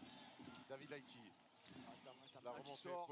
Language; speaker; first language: French; native; French